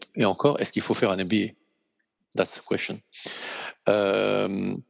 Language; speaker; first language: French; non-native, fluent; Ukrainian